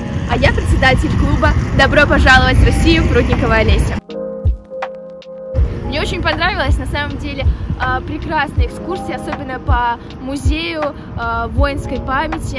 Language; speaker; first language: Russian; native; Russian